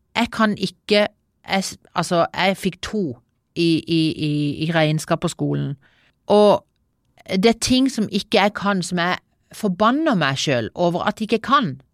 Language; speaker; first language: Norwegian; native; Norwegian